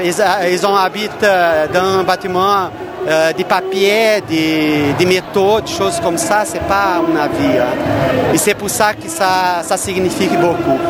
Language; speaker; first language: French; non-native, fluent; Portuguese